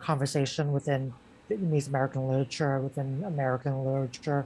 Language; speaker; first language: English; native; English